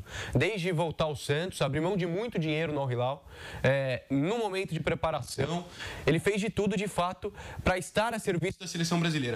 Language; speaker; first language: Portuguese; native; Portuguese